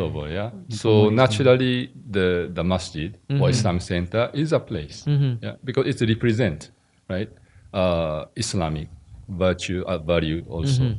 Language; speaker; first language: English; non-native, learner; Japanese